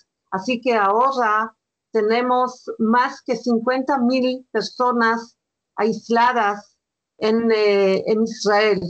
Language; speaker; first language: Spanish; non-native, fluent; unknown